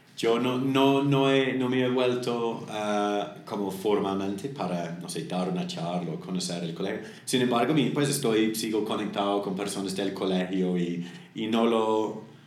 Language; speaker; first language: Spanish; non-native, fluent; English